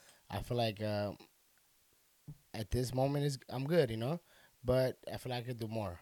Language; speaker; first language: English; early bilingual, other home language; Spanish